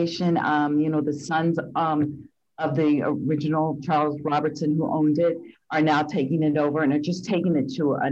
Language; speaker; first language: English; native; English